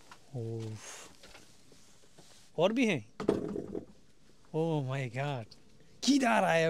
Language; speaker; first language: Hindi; non-native, learner; Bangla